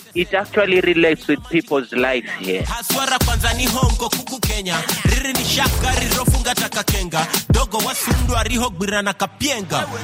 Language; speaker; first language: English; non-native, local second language; Giryama